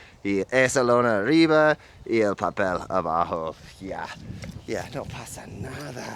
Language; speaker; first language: Spanish; non-native, fluent; English